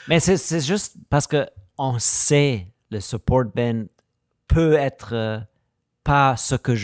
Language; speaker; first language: French; non-native, learner; German